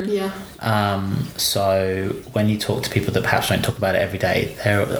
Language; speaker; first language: English; native; English